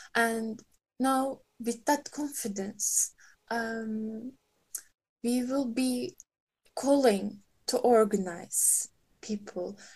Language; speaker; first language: English; non-native, fluent; Turkish